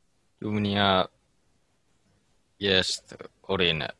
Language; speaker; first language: Russian; non-native, learner; Finnish